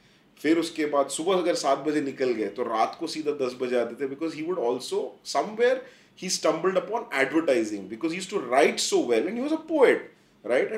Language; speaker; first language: English; non-native, local second language; Kannada